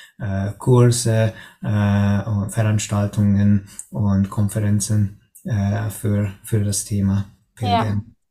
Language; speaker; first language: German; non-native, learner; Hungarian